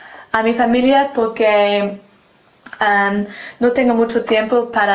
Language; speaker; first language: Spanish; non-native, learner; English